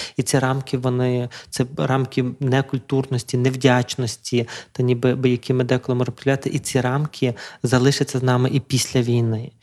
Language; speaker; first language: Ukrainian; native; Ukrainian